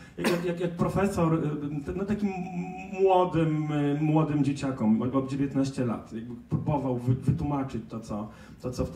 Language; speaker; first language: Polish; native; Polish